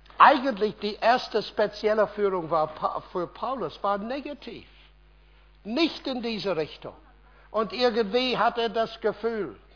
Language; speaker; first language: German; non-native, fluent; English